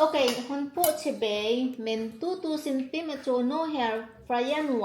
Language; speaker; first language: Danish; non-native, learner; Filipino